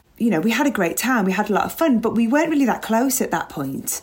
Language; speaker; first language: English; native; English